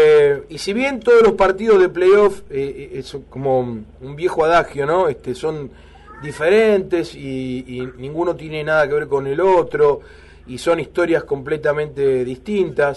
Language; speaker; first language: Spanish; native; Spanish